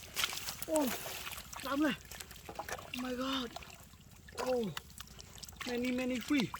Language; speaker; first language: English; non-native, learner; Vietnamese